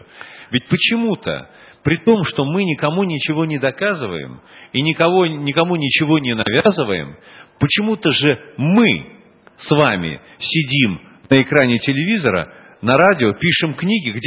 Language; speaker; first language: Russian; native; Russian